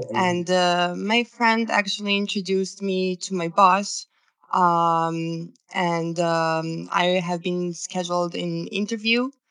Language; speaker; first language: English; non-native, fluent; Serbian